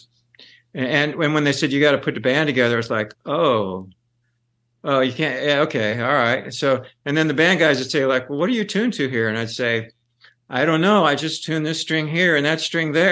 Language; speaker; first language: English; native; English